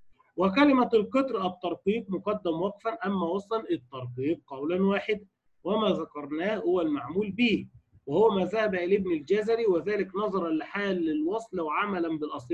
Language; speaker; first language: Arabic; native; Arabic